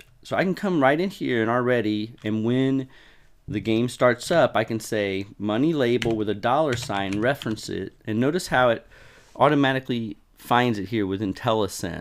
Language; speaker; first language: English; native; English